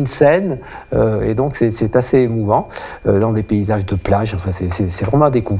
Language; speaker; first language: French; native; French